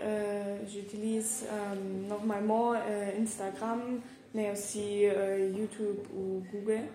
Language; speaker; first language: French; non-native, learner; German